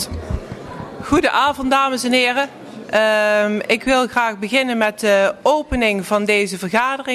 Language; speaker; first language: Dutch; native; Dutch